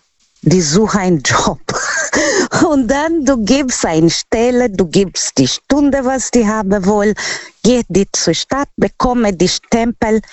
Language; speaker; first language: German; non-native, learner; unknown